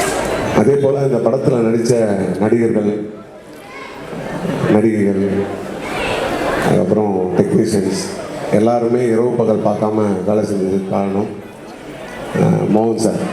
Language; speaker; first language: Tamil; native; Tamil